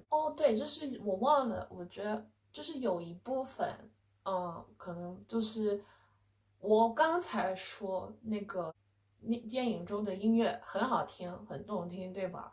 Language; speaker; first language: Chinese; non-native, fluent; English